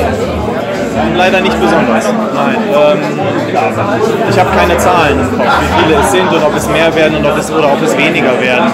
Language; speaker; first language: German; native; German